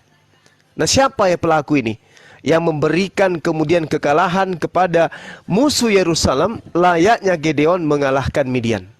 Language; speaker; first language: Indonesian; native; Indonesian